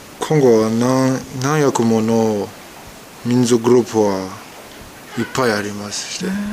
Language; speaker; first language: Japanese; non-native, learner; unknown